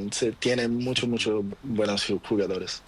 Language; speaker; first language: Spanish; non-native, learner; Portuguese